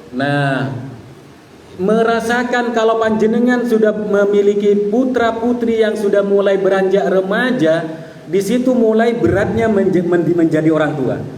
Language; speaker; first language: Indonesian; non-native, local second language; Madurese